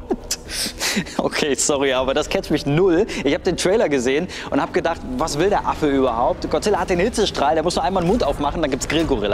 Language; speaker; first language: German; native; German